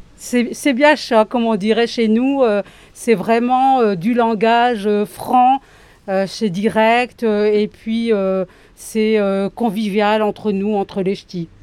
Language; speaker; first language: French; native; French